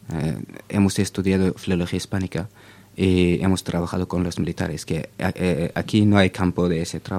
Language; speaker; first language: Spanish; non-native, fluent; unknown